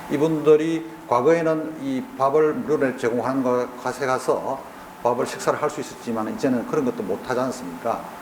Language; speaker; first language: Korean; native; Korean